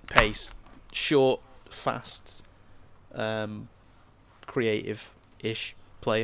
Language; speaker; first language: English; native; English